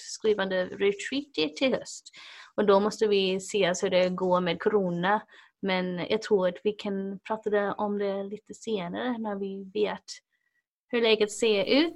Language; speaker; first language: Swedish; non-native, fluent; English